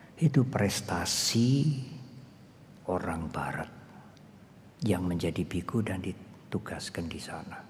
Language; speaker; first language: Indonesian; non-native, local second language; Javanese